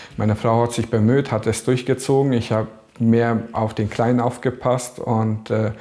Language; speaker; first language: German; early bilingual, other home language; Bosnian